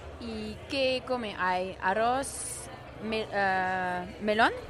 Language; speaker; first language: Spanish; non-native, learner; French